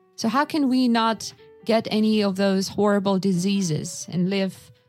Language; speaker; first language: English; non-native, fluent; Russian